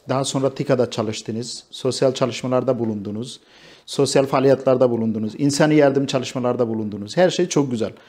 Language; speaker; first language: Turkish; non-native, fluent; Bangla